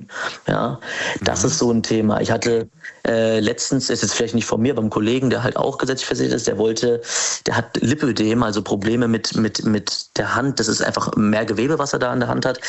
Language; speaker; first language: German; native; German